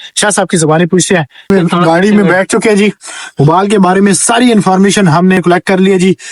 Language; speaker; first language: Urdu; non-native, local second language; Punjabi